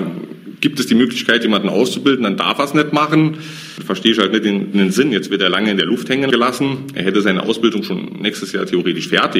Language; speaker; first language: German; native; German